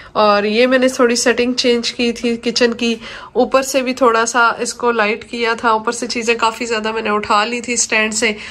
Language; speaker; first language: Urdu; non-native, local second language; Punjabi